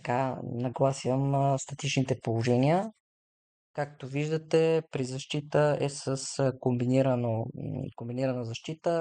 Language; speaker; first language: Bulgarian; native; Bulgarian